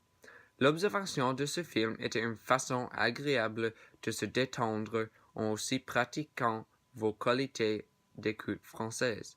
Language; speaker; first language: French; non-native, learner; English